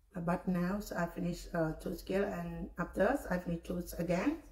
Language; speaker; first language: English; non-native, learner; Khmer